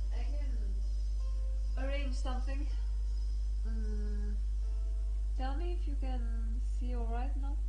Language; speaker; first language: English; non-native, fluent; Romanian